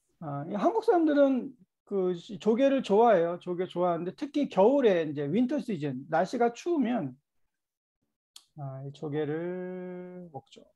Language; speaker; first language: Korean; native; Korean